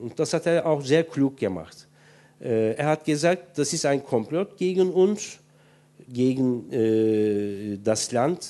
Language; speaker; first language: German; non-native, fluent; Turkish